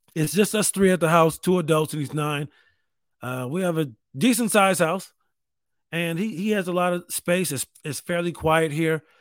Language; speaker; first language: English; native; English